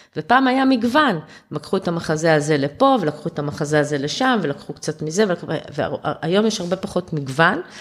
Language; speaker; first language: Hebrew; early bilingual, other home language; German